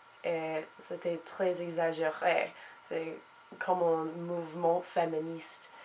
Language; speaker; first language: French; non-native, learner; English